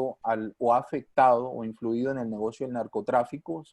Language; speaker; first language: Spanish; native; Spanish